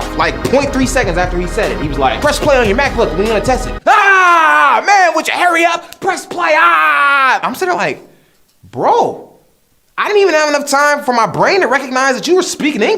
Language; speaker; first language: English; native; English